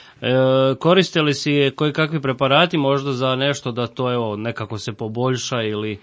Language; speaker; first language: Croatian; native; Croatian